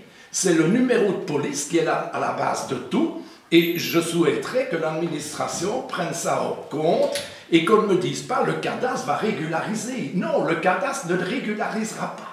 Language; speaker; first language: French; native; French